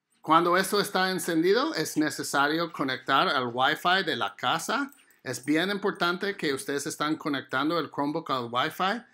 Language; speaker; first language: Spanish; non-native, fluent; English